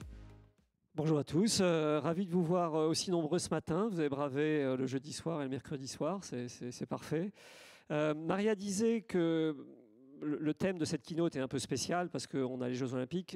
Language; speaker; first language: French; native; French